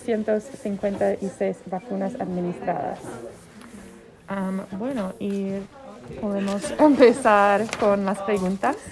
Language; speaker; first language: Spanish; non-native, learner; English